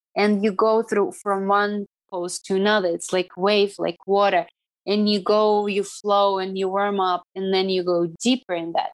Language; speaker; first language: English; non-native, fluent; Russian